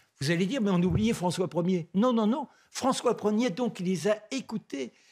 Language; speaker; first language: French; native; French